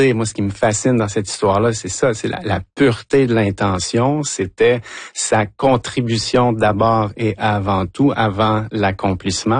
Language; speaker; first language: French; native; French